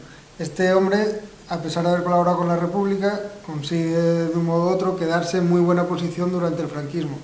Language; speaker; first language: Spanish; native; Spanish